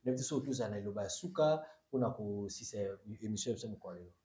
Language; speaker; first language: French; non-native, local second language; Lingala